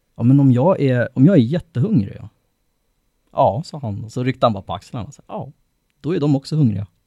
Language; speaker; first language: Swedish; native; Swedish